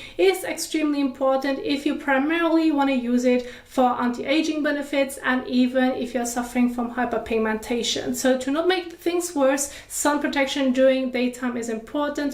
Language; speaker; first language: English; non-native, fluent; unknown